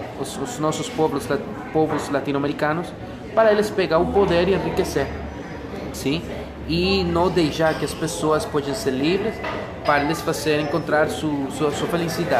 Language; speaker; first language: Portuguese; non-native, fluent; Spanish